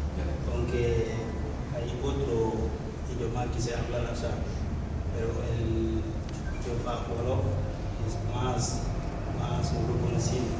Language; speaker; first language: Spanish; non-native, learner; Wolof